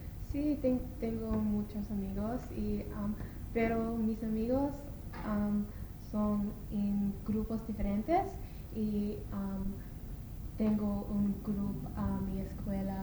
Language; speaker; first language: Spanish; non-native, learner; English